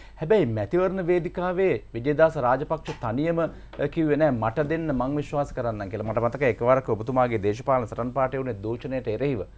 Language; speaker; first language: Sinhala; native; Sinhala